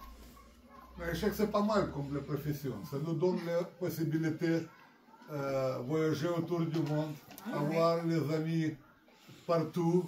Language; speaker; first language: French; non-native, learner; Russian